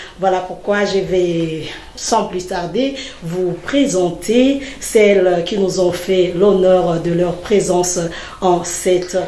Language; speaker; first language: French; non-native, local second language; Lingala